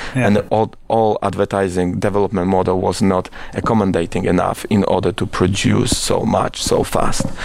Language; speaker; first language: English; non-native, fluent; Polish